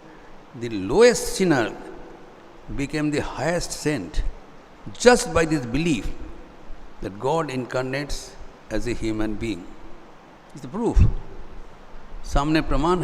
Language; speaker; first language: English; non-native, local second language; Hindi